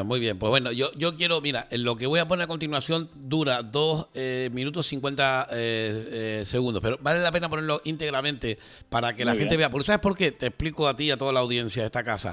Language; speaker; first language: Spanish; native; Spanish